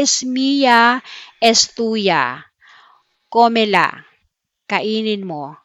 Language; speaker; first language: Spanish; non-native, fluent; Filipino